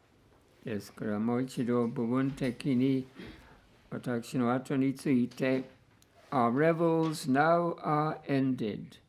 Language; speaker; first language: Japanese; non-native, fluent; English